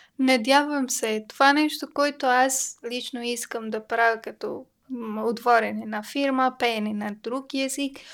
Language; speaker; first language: Bulgarian; non-native, learner; Persian